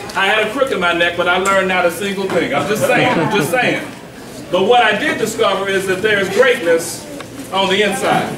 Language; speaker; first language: English; native; English